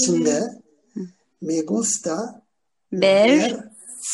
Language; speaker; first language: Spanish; non-native, fluent; Turkish